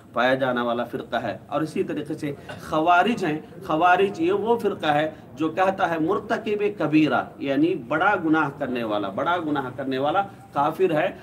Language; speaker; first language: Urdu; native; Urdu